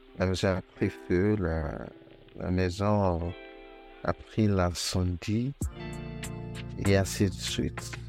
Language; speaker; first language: French; non-native, fluent; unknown